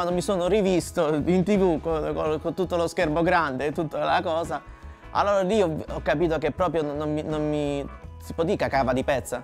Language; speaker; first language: Italian; native; Italian